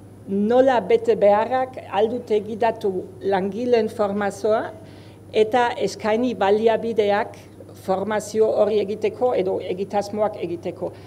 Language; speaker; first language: Basque; non-native, fluent; German